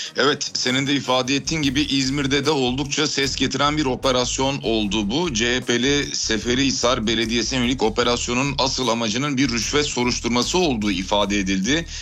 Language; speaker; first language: Turkish; native; Turkish